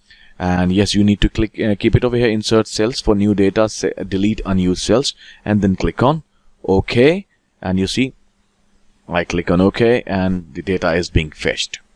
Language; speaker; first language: English; non-native, local second language; Hindi